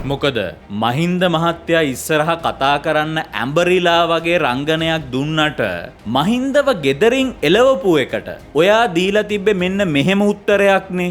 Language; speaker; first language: Sinhala; native; Sinhala